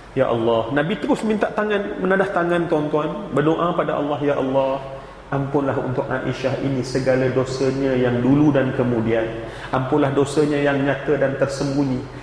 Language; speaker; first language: Malay; native; Malay